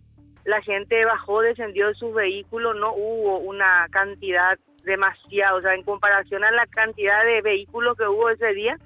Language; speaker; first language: Spanish; native; Spanish